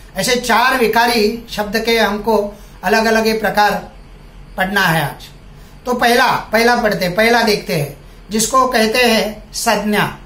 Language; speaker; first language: Hindi; non-native, local second language; Marathi